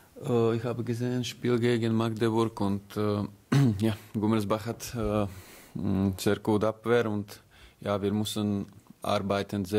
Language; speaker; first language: German; non-native, learner; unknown